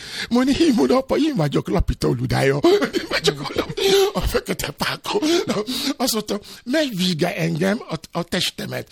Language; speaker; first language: Hungarian; non-native, fluent; Yoruba